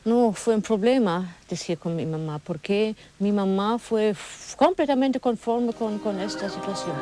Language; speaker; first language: Spanish; early bilingual, other home language; German